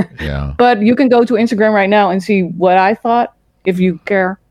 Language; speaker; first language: English; early bilingual, other home language; Dutch